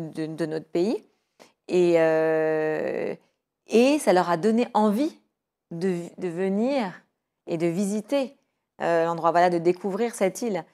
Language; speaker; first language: French; native; French